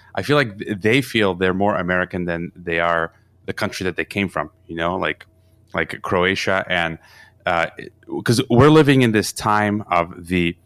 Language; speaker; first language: English; native; English